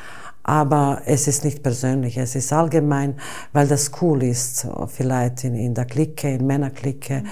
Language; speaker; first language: German; non-native, fluent; Bosnian